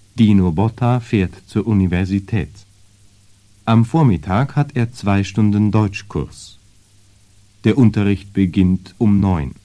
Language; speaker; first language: German; native; German